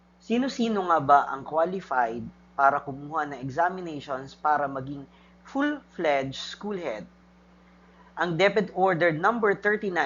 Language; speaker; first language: Filipino; native; Filipino